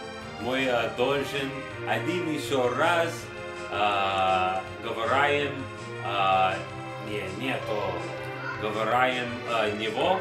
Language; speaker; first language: Russian; non-native, learner; English